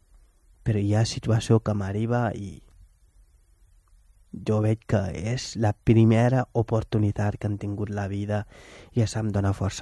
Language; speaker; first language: Catalan; non-native, fluent; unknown